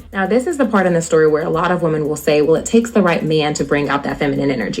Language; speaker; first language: English; native; English